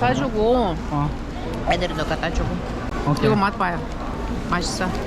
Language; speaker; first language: Korean; non-native, fluent; Ukrainian